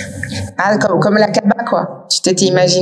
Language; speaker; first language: French; native; French